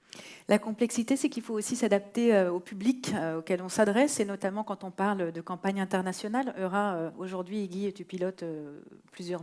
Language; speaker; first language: French; native; French